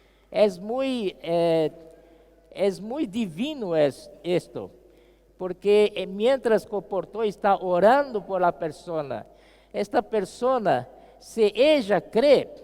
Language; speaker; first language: Spanish; non-native, fluent; Portuguese